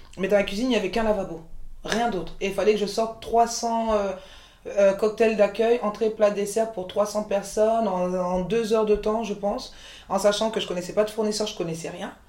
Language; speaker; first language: French; early bilingual, other home language; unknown